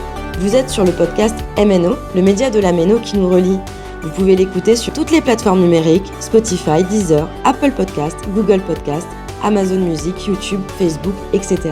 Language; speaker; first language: French; native; French